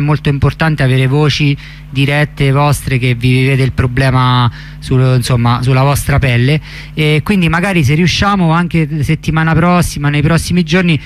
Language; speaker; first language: Italian; native; Italian